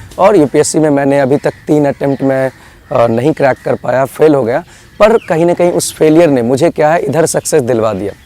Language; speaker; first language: Hindi; native; Hindi